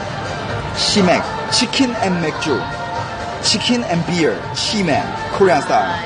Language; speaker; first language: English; non-native, learner; Korean